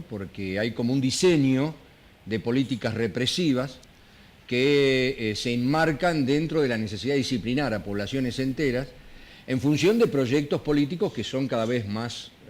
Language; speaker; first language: Spanish; native; Spanish